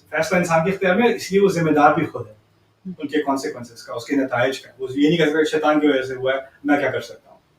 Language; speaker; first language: Urdu; early bilingual, heritage; Urdu